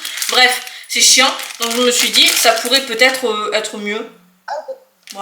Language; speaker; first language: French; native; French